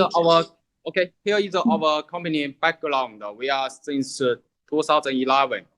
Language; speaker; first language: English; non-native, learner; Chinese